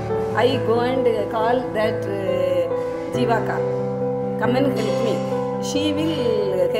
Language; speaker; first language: English; non-native, local second language; Tamil